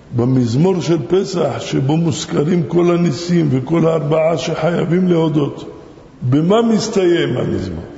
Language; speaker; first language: Hebrew; non-native, fluent; Arabic